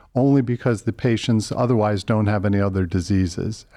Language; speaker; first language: English; native; English